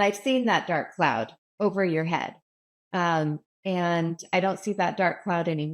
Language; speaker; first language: English; native; English